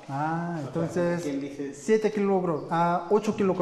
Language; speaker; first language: Spanish; non-native, learner; Korean